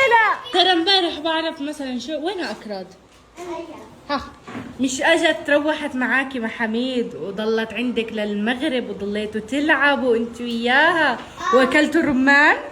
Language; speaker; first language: Arabic; native; Arabic